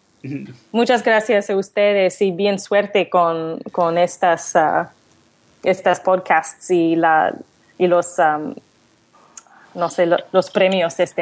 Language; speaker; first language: Spanish; non-native, learner; English